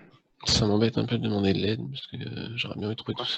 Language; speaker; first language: French; native; French